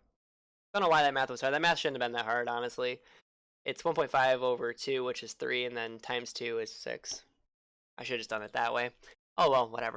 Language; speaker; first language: English; native; English